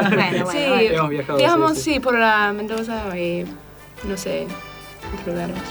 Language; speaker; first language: Spanish; non-native, fluent; English